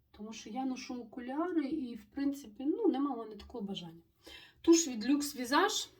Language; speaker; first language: Ukrainian; non-native, local second language; Russian